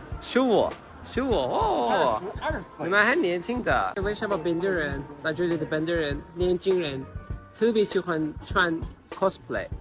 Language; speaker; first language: Chinese; non-native, learner; Turkish